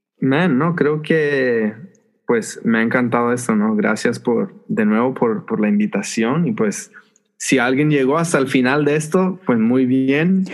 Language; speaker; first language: Spanish; early bilingual, heritage; Spanish